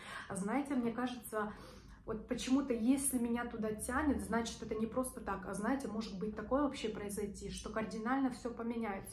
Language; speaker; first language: Russian; native; Russian